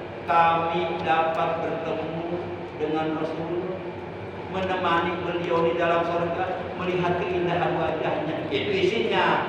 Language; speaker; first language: Indonesian; non-native, local second language; Javanese